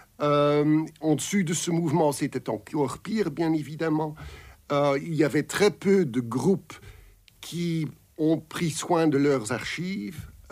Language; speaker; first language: French; non-native, local second language; Dutch